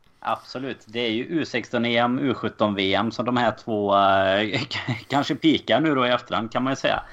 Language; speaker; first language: Swedish; native; Swedish